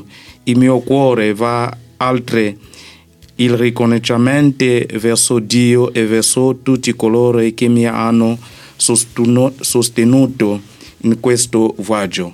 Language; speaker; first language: Italian; non-native, learner; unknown